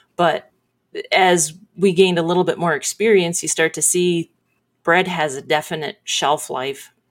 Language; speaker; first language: English; native; English